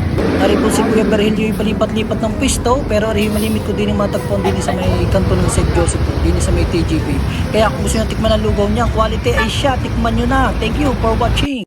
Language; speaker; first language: Filipino; native; Filipino